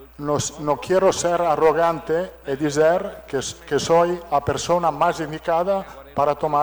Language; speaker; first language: Portuguese; non-native, learner; Italian